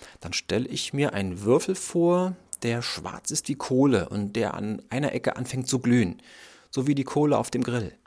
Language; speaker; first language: German; native; German